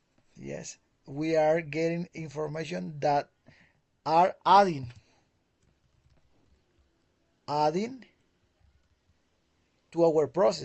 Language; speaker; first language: English; non-native, learner; Spanish